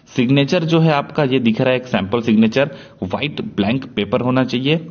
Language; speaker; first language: Hindi; non-native, local second language; Marathi